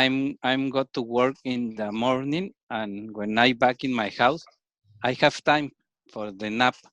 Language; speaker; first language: English; non-native, learner; Spanish